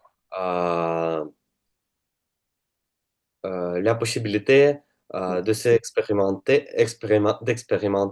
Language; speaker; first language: French; non-native, learner; Russian